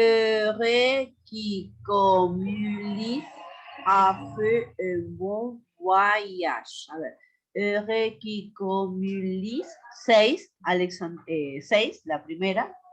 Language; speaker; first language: French; non-native, fluent; Spanish